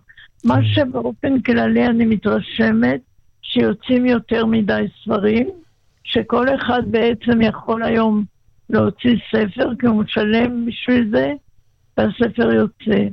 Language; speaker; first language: Hebrew; non-native, local second language; German